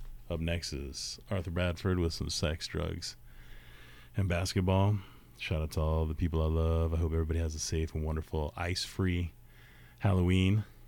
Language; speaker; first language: English; native; English